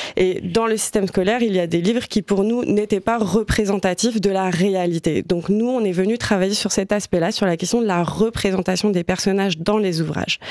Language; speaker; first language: French; native; French